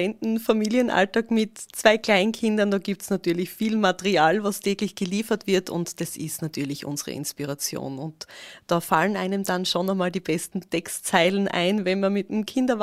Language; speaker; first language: German; native; German